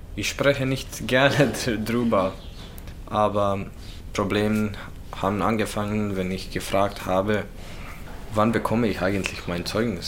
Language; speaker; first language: German; non-native, learner; Bosnian